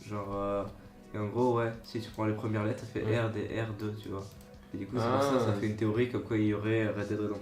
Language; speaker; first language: French; native; French